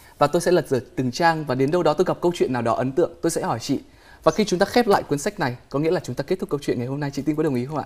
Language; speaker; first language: Vietnamese; native; Vietnamese